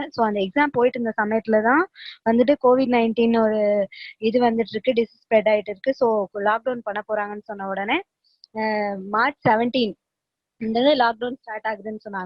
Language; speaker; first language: Tamil; native; Tamil